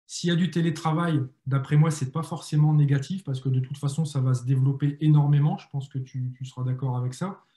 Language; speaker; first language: French; native; French